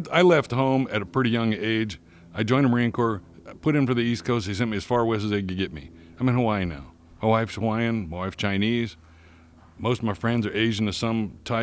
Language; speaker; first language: English; native; English